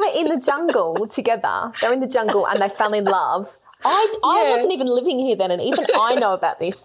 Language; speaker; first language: English; native; English